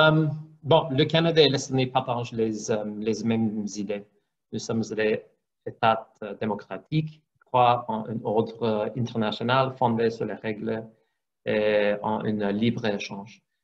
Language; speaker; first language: French; non-native, fluent; English